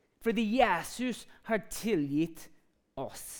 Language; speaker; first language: Norwegian; non-native, fluent; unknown